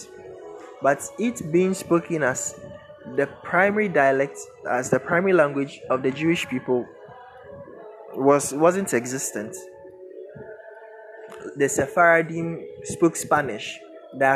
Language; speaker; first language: English; non-native, local second language; Akan